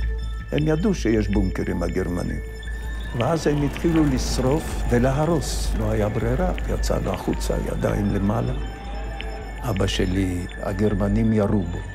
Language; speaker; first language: Hebrew; non-native, fluent; Yiddish